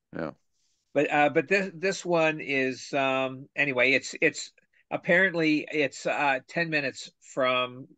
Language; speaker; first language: English; native; English